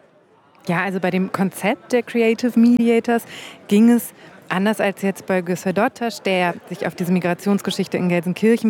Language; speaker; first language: German; native; German